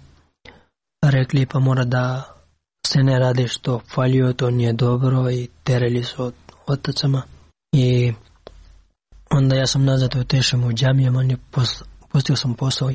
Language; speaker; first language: Serbian; non-native, learner; Pashto